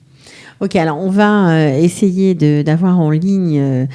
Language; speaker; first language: French; native; French